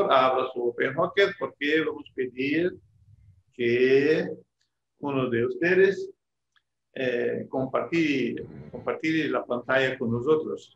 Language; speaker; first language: Portuguese; non-native, learner; Spanish